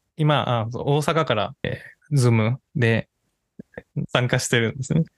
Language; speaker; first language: Japanese; non-native, fluent; Spanish